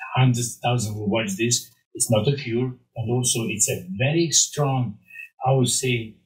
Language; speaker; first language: English; non-native, fluent; Romanian